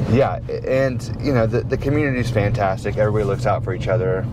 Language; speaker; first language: English; native; English